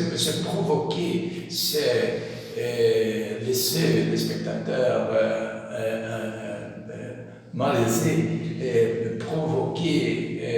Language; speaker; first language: French; non-native, learner; Portuguese